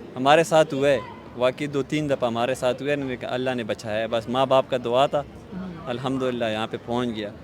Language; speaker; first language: Urdu; non-native, local second language; Pashto